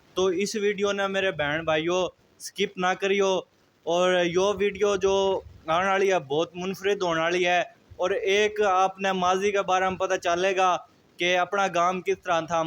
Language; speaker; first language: Hindi; native; Hindi